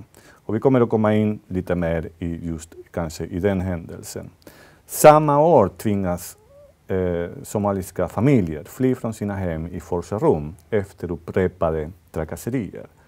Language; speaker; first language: Swedish; non-native, fluent; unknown